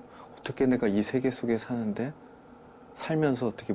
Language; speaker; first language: Korean; native; Korean